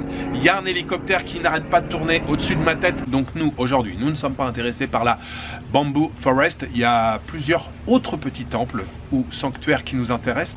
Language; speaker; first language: French; native; French